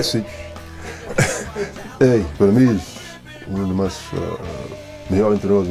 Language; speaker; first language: Spanish; non-native, learner; English